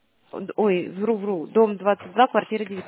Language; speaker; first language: Russian; native; Russian